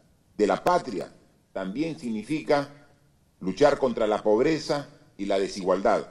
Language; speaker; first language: Spanish; native; Spanish